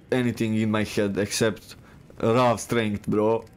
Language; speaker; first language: English; non-native, fluent; Serbian